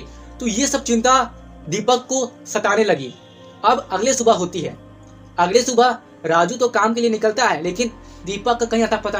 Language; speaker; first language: Hindi; native; Hindi